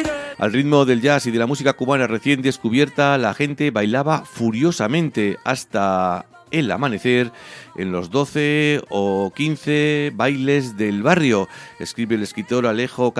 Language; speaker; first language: Spanish; native; Spanish